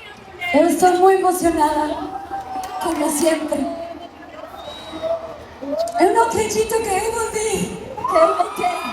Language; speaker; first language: Portuguese; non-native, learner; Spanish